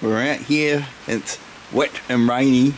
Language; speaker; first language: English; native; English